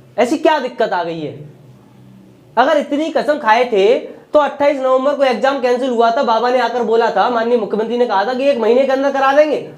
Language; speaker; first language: Hindi; native; Hindi